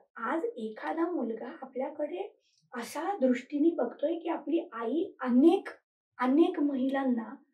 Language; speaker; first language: Marathi; native; Marathi